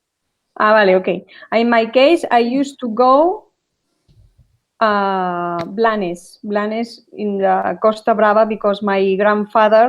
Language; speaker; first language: English; non-native, learner; Spanish